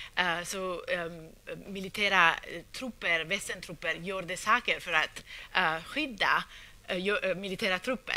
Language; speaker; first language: Swedish; non-native, fluent; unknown